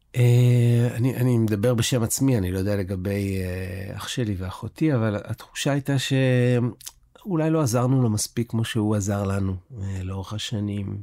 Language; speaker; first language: Hebrew; native; Hebrew